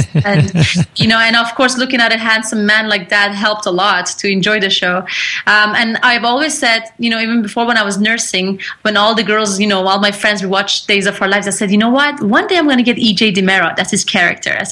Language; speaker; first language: English; non-native, fluent; Persian